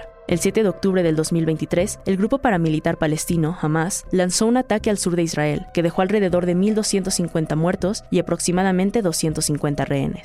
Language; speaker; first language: Spanish; native; Spanish